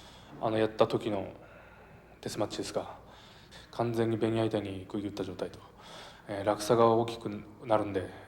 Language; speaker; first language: Japanese; native; Japanese